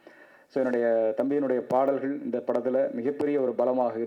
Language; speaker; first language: Tamil; native; Tamil